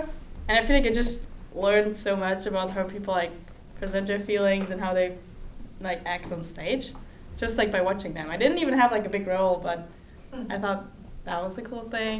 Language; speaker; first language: English; non-native, fluent; German